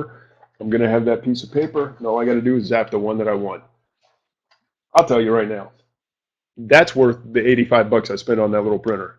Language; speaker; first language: English; native; English